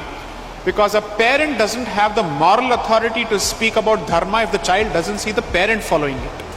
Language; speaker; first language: English; non-native, local second language; Tamil